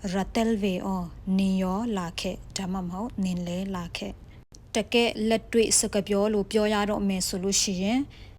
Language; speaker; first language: Burmese; non-native, local second language; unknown